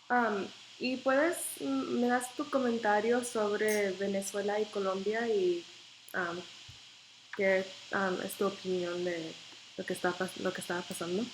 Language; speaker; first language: Spanish; non-native, learner; English